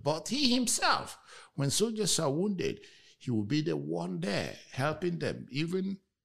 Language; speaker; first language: English; non-native, local second language; Igbo